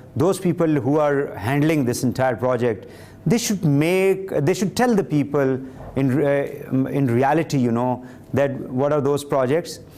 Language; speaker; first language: English; non-native, local second language; Urdu